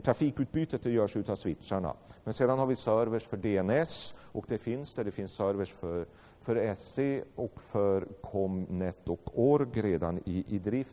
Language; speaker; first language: Swedish; native; Swedish